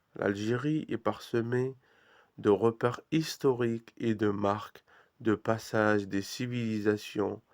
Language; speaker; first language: French; non-native, local second language; Arabic